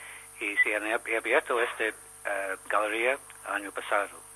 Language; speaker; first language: Spanish; non-native, learner; English